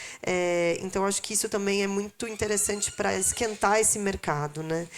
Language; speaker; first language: Portuguese; native; Portuguese